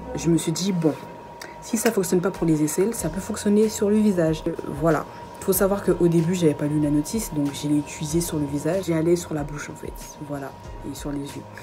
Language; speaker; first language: French; early bilingual, other home language; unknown